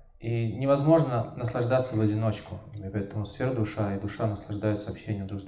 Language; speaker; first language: Russian; native; Russian